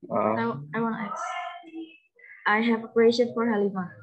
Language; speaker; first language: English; non-native, learner; Indonesian